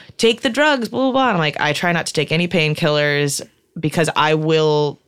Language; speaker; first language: English; native; English